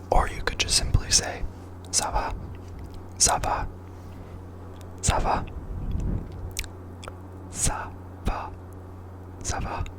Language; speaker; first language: French; non-native, learner; English